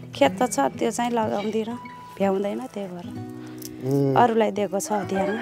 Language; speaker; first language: Nepali; non-native, local second language; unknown